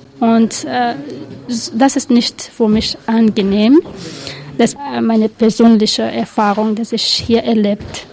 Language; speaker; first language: German; non-native, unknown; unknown